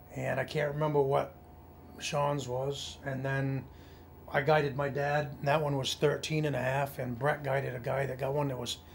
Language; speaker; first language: English; native; English